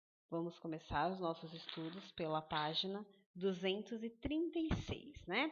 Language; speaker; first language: Portuguese; native; Portuguese